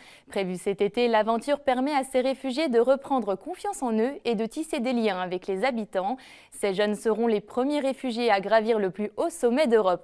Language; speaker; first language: French; native; French